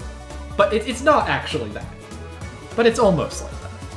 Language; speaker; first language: English; native; English